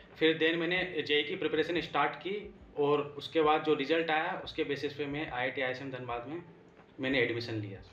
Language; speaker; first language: Hindi; native; Hindi